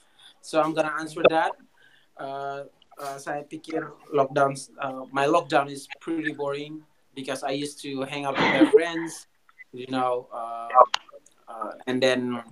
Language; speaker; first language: English; non-native, learner; Indonesian